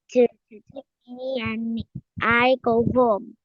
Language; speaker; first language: English; non-native, learner; Vietnamese